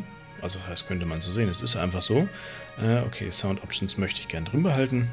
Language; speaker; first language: German; native; German